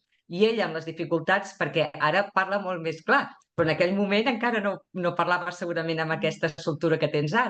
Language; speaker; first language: Catalan; native; Catalan